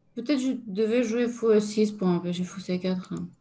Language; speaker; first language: French; non-native, fluent; Lithuanian